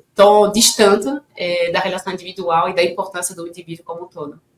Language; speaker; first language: Portuguese; non-native, fluent; French